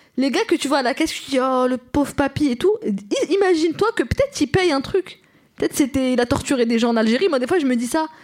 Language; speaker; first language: French; early bilingual, other home language; Arabic